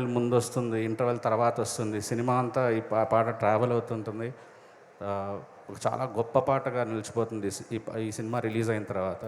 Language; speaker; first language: Telugu; native; Telugu